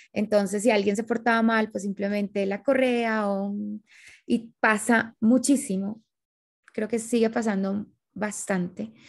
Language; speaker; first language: Spanish; native; Spanish